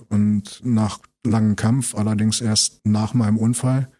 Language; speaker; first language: German; native; German